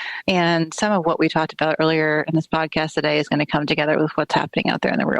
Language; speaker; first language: English; native; English